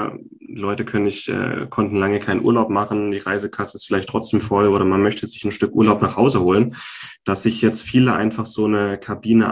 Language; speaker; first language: German; native; German